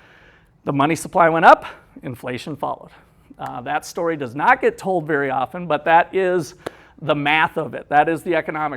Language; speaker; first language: English; native; English